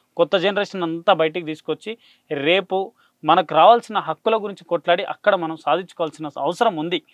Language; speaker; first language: Telugu; non-native, local second language; Lambadi